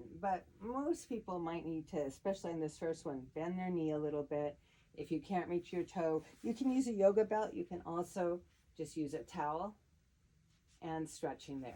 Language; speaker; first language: English; native; English